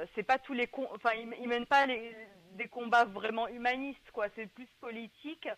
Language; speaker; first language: French; native; French